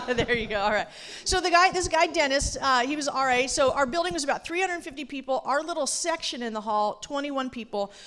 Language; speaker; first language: English; native; English